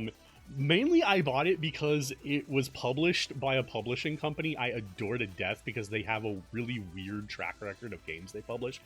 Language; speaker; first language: English; native; English